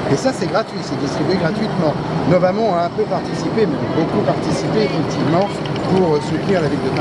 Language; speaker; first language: French; native; French